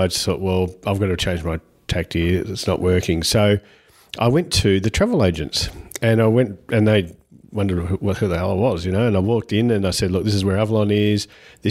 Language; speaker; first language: English; native; English